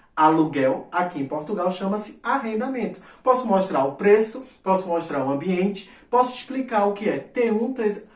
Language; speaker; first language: Portuguese; native; Portuguese